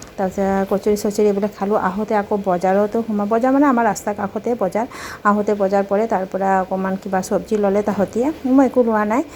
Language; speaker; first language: Assamese; non-native, local second language; Bangla